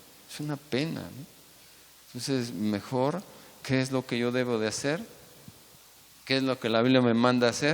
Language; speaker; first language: Spanish; native; Spanish